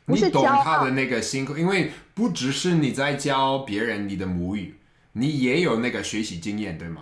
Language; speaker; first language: Chinese; non-native, fluent; English